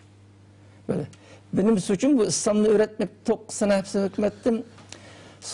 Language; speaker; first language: Turkish; non-native, learner; Uyghur